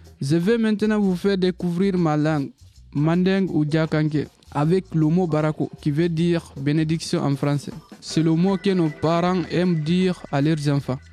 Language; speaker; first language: French; non-native, local second language; Mandingo